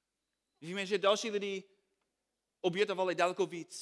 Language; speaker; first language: Czech; non-native, fluent; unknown